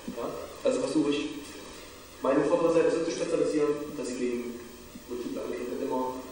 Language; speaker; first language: German; native; German